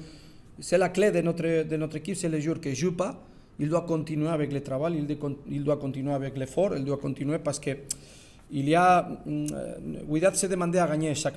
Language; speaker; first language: French; non-native, learner; Spanish